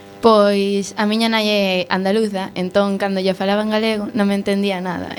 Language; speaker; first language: Galician; non-native, local second language; Spanish